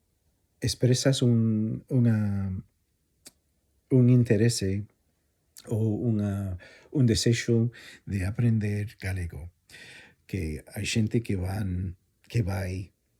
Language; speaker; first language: Galician; non-native, fluent; English